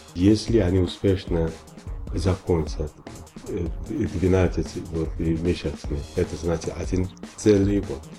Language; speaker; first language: Russian; non-native, fluent; Korean